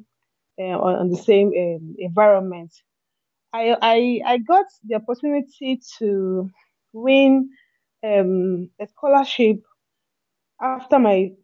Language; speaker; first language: English; non-native, local second language; Igbo